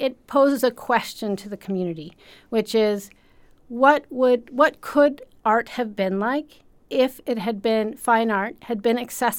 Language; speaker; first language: English; native; English